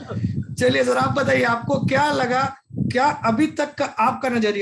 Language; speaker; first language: Hindi; native; Hindi